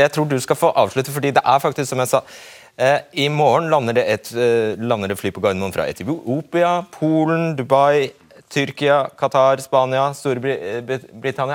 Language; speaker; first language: Norwegian; native; Norwegian